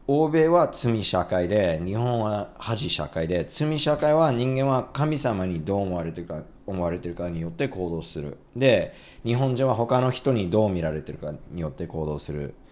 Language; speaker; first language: Japanese; non-native, fluent; English